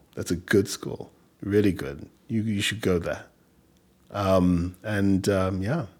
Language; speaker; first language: English; native; English